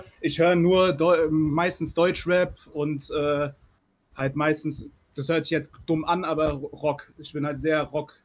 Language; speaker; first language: German; early bilingual, other home language; Turkish